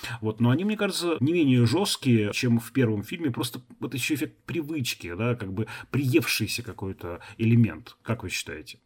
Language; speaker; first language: Russian; native; Russian